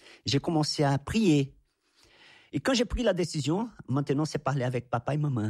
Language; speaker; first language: French; non-native, fluent; Portuguese